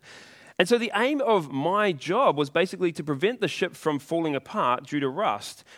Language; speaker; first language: English; native; English